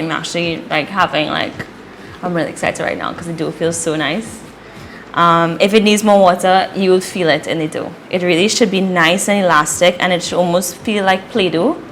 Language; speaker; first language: English; native; English